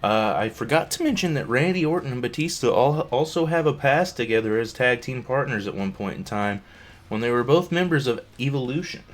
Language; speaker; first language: English; native; English